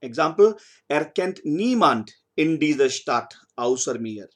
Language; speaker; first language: German; non-native, fluent; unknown